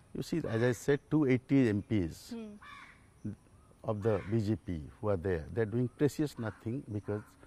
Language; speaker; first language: English; non-native, local second language; Odia